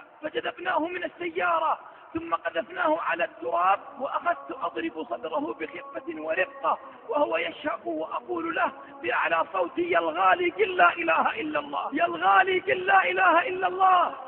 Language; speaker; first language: Arabic; native; Arabic